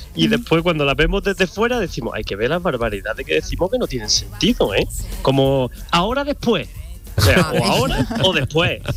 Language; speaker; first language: Spanish; native; Spanish